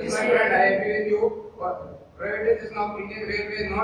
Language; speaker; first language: English; non-native, learner; Hindi